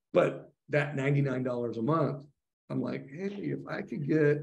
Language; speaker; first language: English; native; English